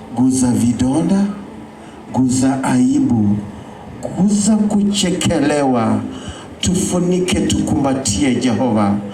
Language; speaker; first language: Swahili; non-native, local second language; Luyia